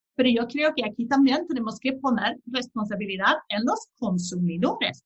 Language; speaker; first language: Spanish; non-native, fluent; Swedish